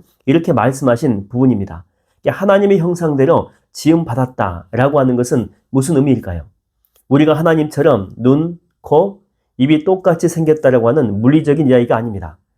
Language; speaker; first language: Korean; native; Korean